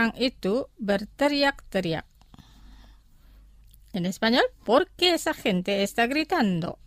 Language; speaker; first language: Spanish; non-native, fluent; Indonesian